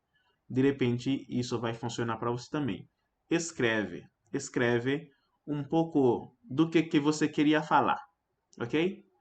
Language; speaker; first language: Portuguese; non-native, fluent; French